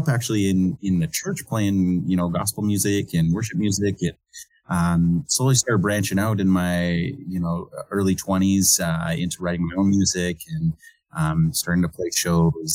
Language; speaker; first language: English; native; English